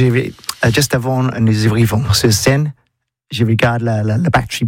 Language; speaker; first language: French; non-native, learner; English